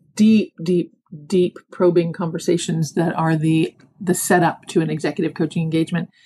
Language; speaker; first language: English; native; English